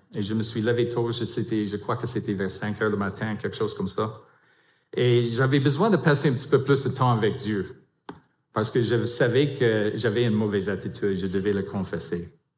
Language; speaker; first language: French; non-native, fluent; English